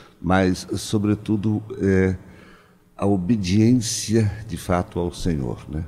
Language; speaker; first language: Portuguese; native; Portuguese